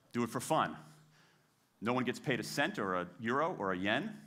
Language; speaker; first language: English; native; English